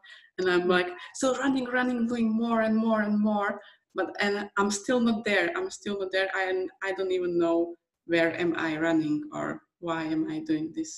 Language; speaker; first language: English; non-native, fluent; Slovak